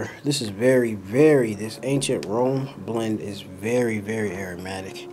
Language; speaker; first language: English; native; English